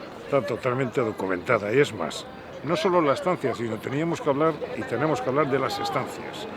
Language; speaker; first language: Spanish; native; Spanish